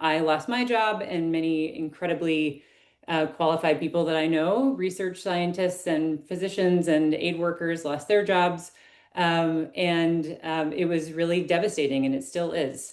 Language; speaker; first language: English; native; English